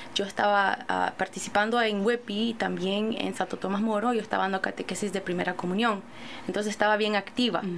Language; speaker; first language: Spanish; early bilingual, other home language; English